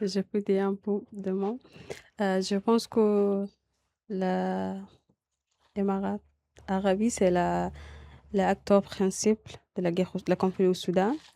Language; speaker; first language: French; non-native, learner; Arabic